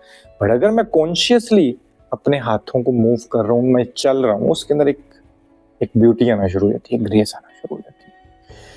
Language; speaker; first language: Hindi; non-native, local second language; Punjabi